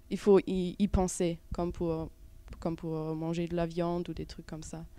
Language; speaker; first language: French; non-native, fluent; German